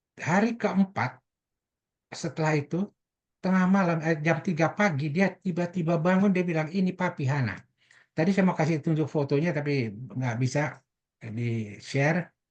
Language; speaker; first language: Indonesian; native; Indonesian